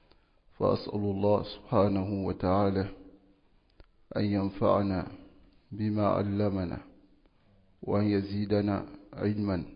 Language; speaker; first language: Arabic; non-native, fluent; French